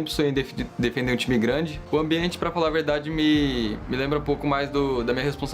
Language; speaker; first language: Portuguese; native; Portuguese